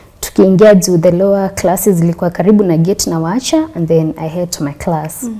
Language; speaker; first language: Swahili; non-native, local second language; Meru